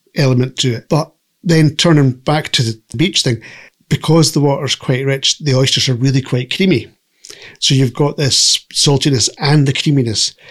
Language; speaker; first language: English; native; English